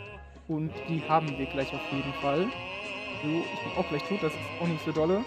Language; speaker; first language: German; native; German